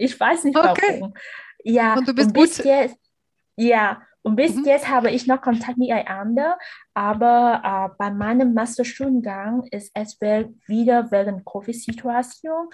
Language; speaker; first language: German; non-native, learner; Vietnamese